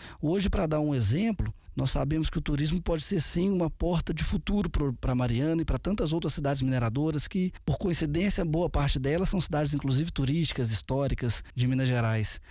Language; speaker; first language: Portuguese; native; Portuguese